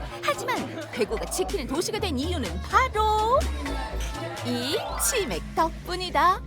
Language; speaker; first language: Korean; native; Korean